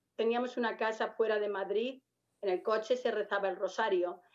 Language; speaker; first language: Spanish; native; Spanish